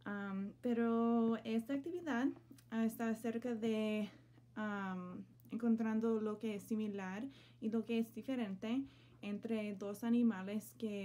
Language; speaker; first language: Spanish; non-native, learner; English